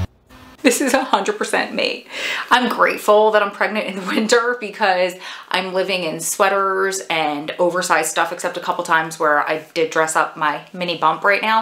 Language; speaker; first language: English; native; English